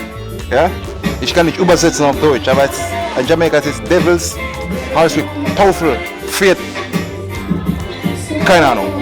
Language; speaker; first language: German; non-native, learner; English